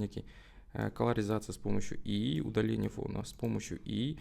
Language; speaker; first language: Russian; non-native, local second language; Kazakh